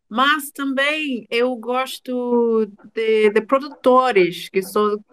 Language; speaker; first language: Portuguese; non-native, fluent; English